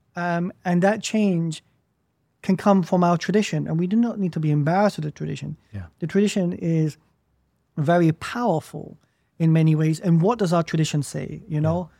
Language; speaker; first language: English; native; English